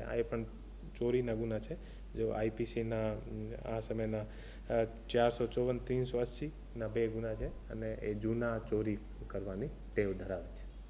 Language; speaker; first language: Gujarati; non-native, fluent; Hindi